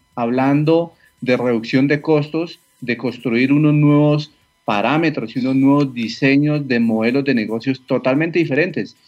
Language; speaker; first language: Spanish; native; Spanish